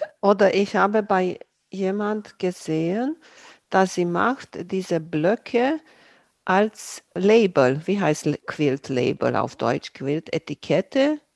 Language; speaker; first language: German; non-native, fluent; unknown